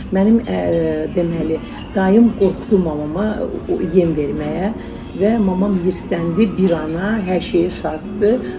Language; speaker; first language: Azerbaijani; early bilingual, heritage; Azerbaijani